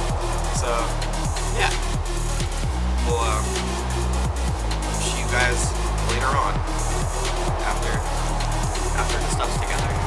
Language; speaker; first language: English; native; English